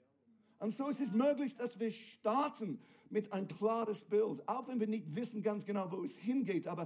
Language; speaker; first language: German; non-native, fluent; English